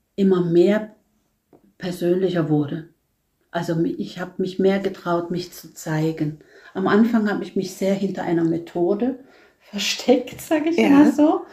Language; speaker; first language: German; non-native, fluent; Norwegian